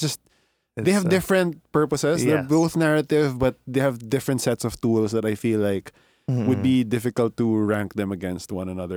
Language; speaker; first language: English; non-native, local second language; Filipino